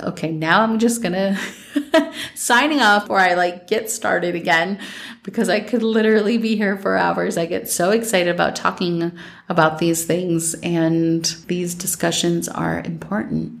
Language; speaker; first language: English; early bilingual, other home language; Spanish